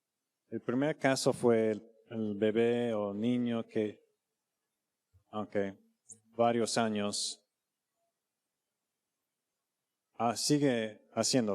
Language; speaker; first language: Spanish; non-native, fluent; English